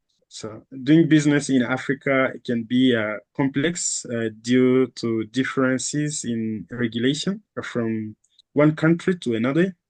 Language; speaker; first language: English; non-native, fluent; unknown